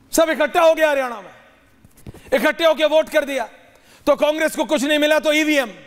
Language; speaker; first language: Hindi; native; Hindi